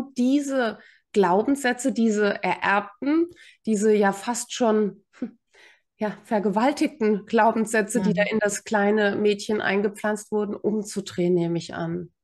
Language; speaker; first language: German; native; German